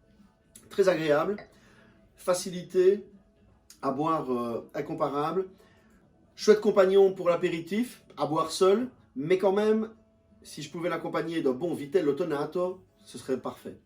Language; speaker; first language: French; native; French